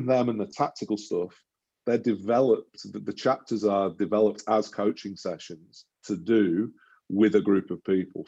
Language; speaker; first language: English; native; English